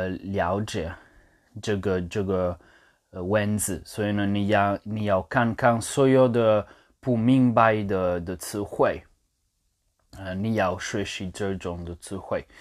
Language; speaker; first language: Chinese; non-native, learner; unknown